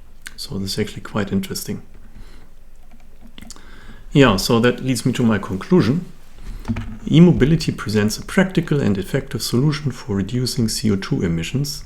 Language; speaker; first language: English; non-native, fluent; German